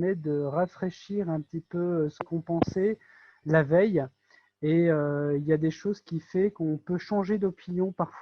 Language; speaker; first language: French; native; French